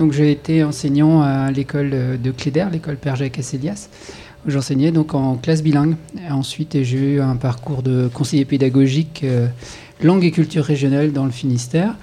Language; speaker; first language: French; native; French